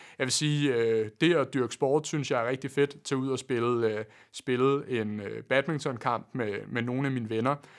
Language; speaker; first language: Danish; native; Danish